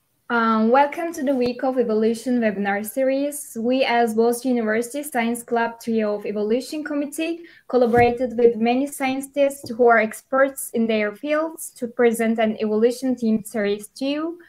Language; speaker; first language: English; non-native, fluent; Turkish